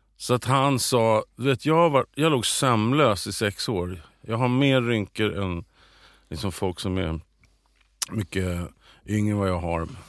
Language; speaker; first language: Swedish; native; Swedish